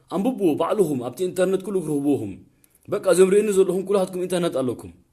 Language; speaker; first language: Tigrinya; early bilingual, heritage; Tigrinya